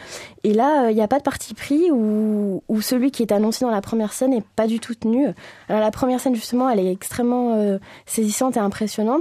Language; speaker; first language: French; native; French